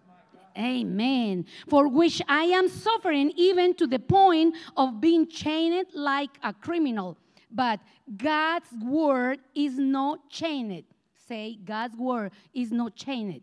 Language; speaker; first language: English; non-native, learner; Spanish